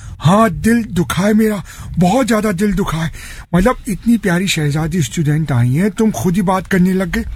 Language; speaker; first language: Hindi; native; Hindi